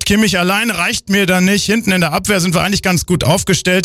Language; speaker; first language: German; native; German